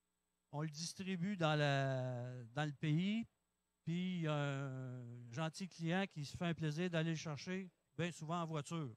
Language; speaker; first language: French; native; French